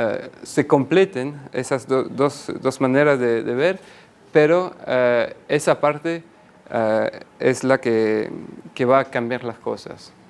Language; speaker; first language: Spanish; non-native, fluent; French